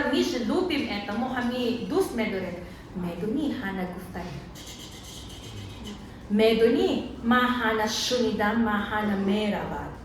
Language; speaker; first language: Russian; non-native, learner; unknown